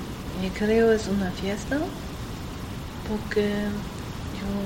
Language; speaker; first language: Spanish; non-native, learner; French